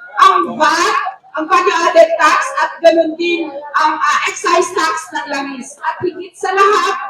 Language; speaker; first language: Filipino; native; Filipino